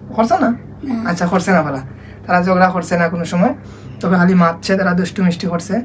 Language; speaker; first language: Bangla; non-native, local second language; Sylheti